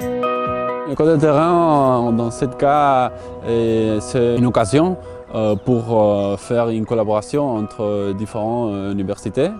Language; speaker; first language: French; non-native, fluent; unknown